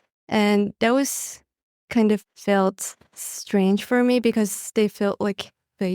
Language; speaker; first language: English; non-native, learner; Mongolian